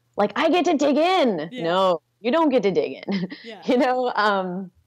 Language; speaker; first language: English; native; English